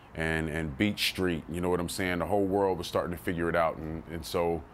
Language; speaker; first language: English; native; English